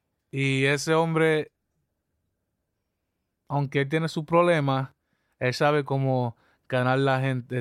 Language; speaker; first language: Spanish; early bilingual, other home language; English